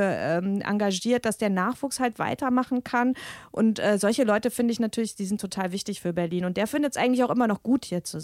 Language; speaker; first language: German; native; German